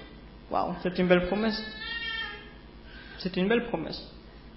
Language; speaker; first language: French; native; French